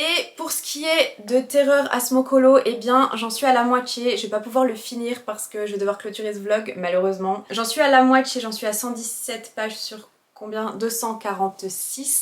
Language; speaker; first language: French; native; French